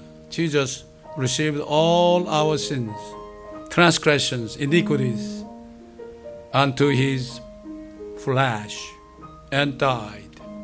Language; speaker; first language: English; non-native, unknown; Korean